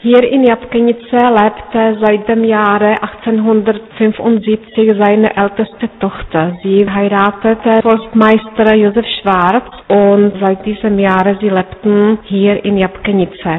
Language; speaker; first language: German; non-native, fluent; Czech